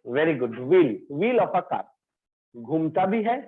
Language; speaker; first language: Hindi; non-native, local second language; Bangla